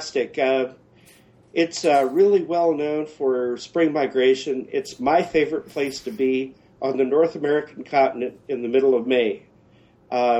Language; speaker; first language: English; native; English